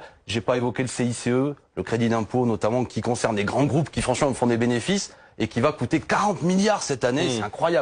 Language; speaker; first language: French; native; French